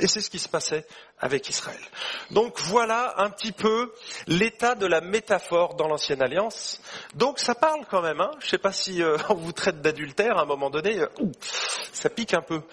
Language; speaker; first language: French; native; French